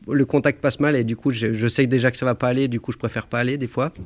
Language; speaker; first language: French; native; French